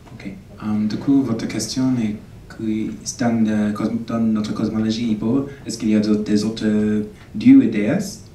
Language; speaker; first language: French; non-native, fluent; English